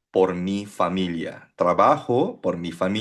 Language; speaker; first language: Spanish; non-native, fluent; Filipino